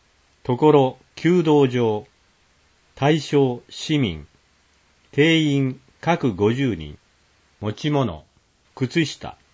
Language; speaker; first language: Japanese; native; Japanese